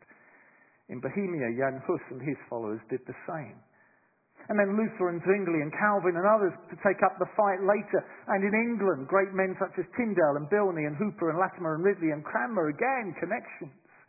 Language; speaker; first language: English; native; English